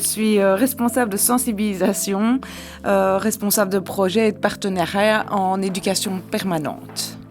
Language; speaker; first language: French; native; French